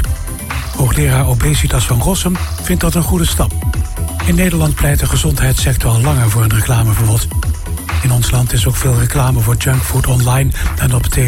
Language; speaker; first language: Dutch; native; Dutch